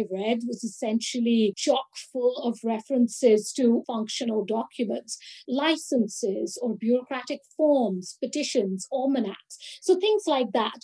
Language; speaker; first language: English; non-native, local second language; Bangla